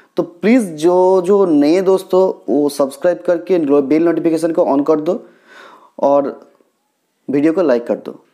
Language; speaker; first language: Hindi; non-native, local second language; Bangla